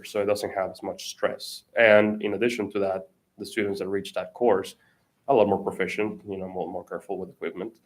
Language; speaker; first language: English; non-native, fluent; Spanish